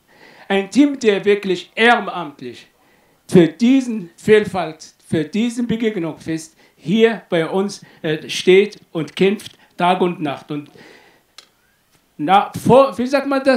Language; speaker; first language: German; non-native, fluent; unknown